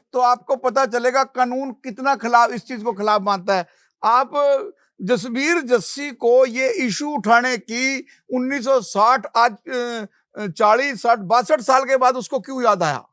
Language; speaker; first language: Hindi; non-native, local second language; Punjabi